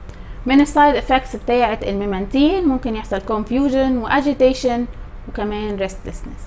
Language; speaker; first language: Arabic; native; Arabic